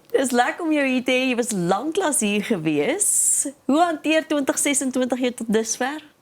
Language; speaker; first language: Afrikaans; native; Afrikaans